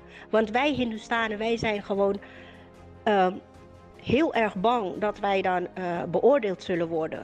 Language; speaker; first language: Dutch; native; Dutch